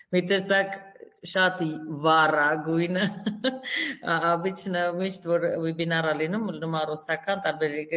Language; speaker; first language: Armenian; native; Armenian